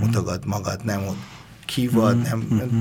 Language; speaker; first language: Hungarian; non-native, fluent; Bangla